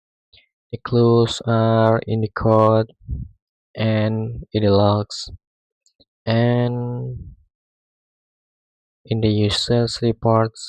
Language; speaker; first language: English; non-native, learner; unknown